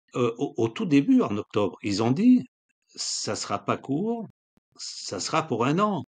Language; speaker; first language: French; non-native, local second language; Arabic